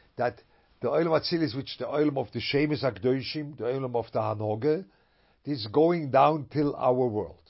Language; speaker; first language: English; non-native, fluent; German